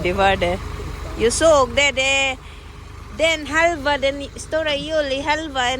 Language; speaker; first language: Swedish; non-native, learner; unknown